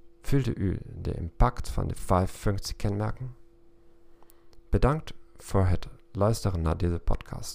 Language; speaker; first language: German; non-native, learner; Dutch